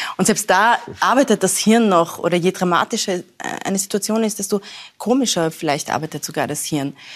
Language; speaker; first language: German; early bilingual, other home language; Persian